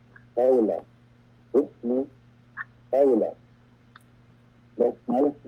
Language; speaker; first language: Arabic; non-native, learner; English